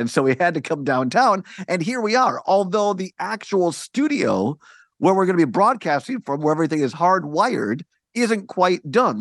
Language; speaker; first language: English; native; English